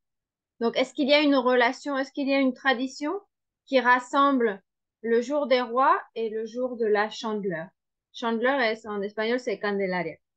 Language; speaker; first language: French; non-native, fluent; Spanish